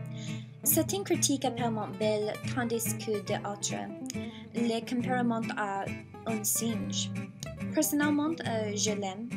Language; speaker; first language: French; non-native, learner; English